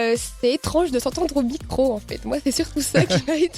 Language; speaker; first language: French; native; French